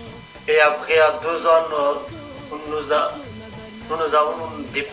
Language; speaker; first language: French; non-native, learner; Persian